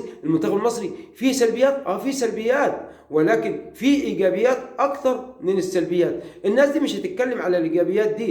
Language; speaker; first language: Arabic; native; Arabic